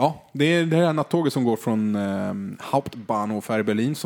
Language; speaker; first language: Swedish; native; Swedish